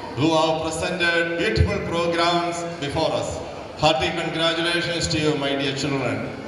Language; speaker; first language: English; non-native, local second language; Malayalam